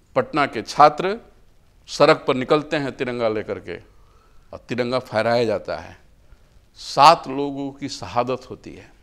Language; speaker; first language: Hindi; native; Hindi